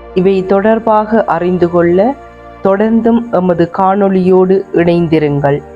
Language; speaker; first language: Tamil; native; Tamil